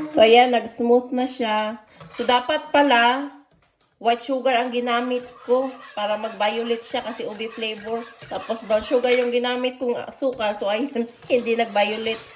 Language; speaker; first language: Filipino; non-native, local second language; Cebuano